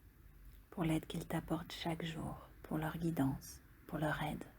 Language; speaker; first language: French; native; French